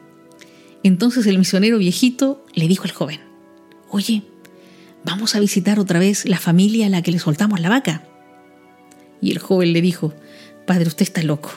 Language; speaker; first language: Spanish; native; Spanish